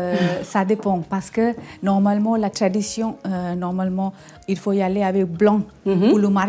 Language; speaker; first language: French; non-native, learner; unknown